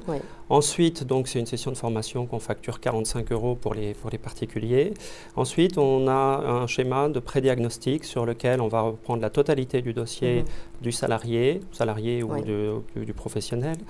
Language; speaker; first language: French; native; French